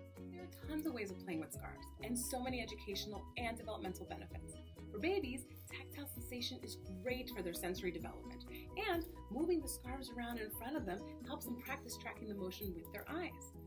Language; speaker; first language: English; native; English